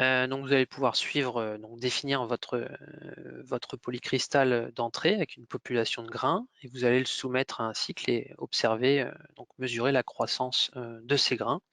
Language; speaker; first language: French; native; French